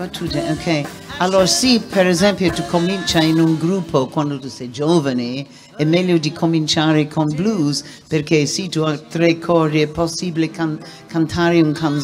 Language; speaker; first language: Italian; non-native, learner; English